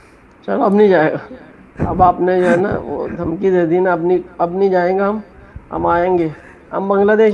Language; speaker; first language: Hindi; non-native, fluent; Urdu